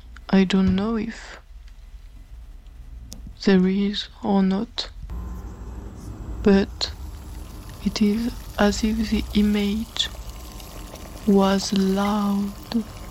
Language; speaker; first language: English; non-native, fluent; French